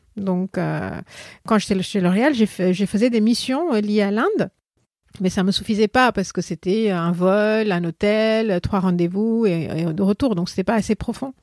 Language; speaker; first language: French; non-native, fluent; Assamese